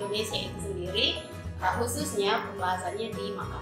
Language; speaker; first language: Indonesian; native; Indonesian